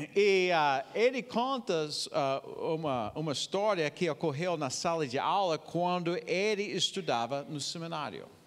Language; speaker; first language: Portuguese; non-native, fluent; English